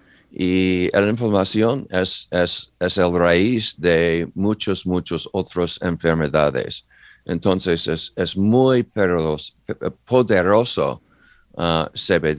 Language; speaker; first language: Spanish; non-native, learner; English